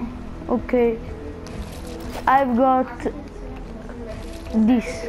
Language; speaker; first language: English; non-native, learner; Italian